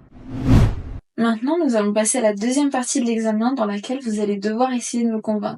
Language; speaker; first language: French; native; French